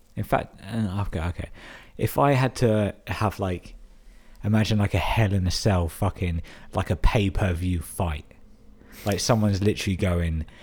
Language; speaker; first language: English; native; English